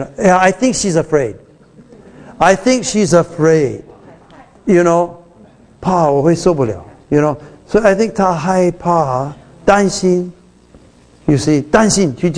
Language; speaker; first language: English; non-native, fluent; Chinese